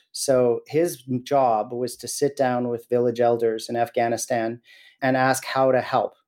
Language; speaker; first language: English; native; English